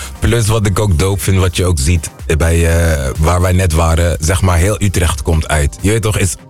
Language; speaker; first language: Dutch; non-native, local second language; Papiamento